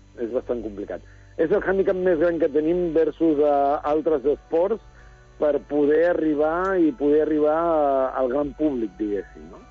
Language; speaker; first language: Catalan; early bilingual, other home language; Spanish